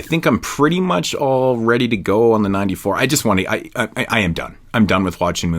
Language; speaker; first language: English; native; English